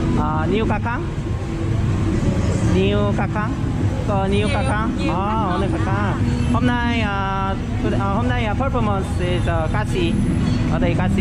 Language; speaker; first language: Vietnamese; non-native, learner; Korean